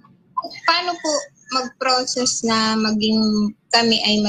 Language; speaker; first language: Filipino; non-native, local second language; Aklanon